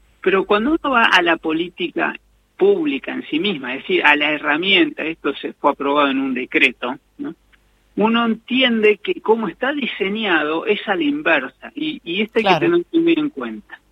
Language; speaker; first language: Spanish; native; Spanish